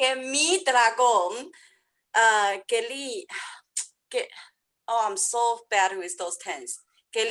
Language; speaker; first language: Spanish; non-native, learner; Chinese